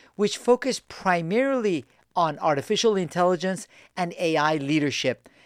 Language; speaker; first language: English; early bilingual, other home language; Persian